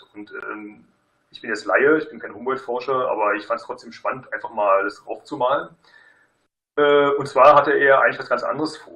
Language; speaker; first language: German; native; German